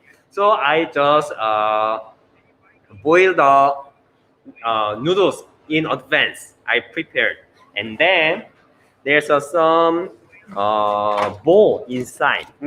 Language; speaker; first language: English; non-native, learner; Korean